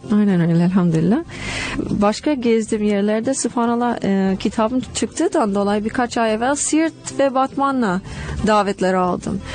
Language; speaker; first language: Turkish; non-native, fluent; English